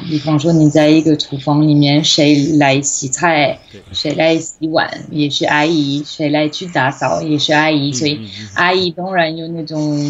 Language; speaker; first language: Chinese; non-native, fluent; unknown